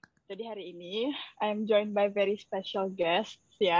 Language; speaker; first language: English; early bilingual, other home language; Indonesian